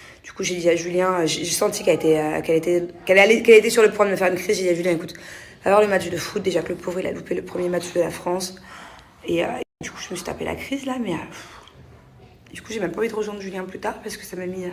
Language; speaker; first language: French; native; French